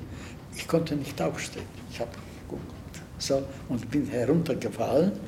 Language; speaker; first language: German; early bilingual, heritage; Czech